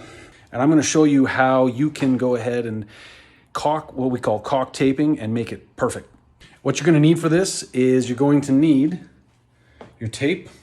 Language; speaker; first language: English; native; English